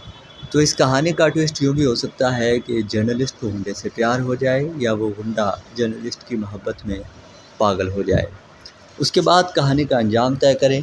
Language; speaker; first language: Urdu; native; Urdu